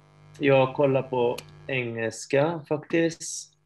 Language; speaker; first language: Swedish; non-native, fluent; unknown